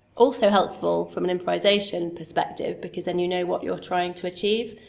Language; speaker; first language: English; native; English